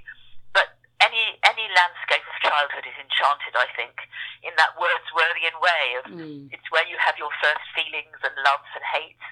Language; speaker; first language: English; native; English